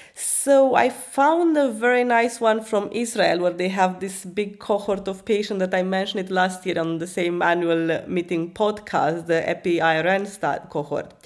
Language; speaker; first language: English; non-native, fluent; Romanian